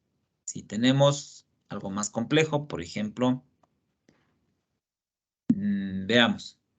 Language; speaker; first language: Spanish; native; Spanish